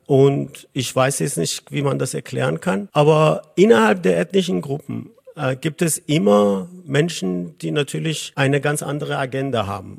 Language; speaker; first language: German; non-native, fluent; Azerbaijani